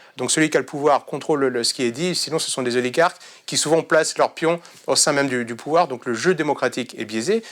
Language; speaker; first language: French; early bilingual, other home language; Serbian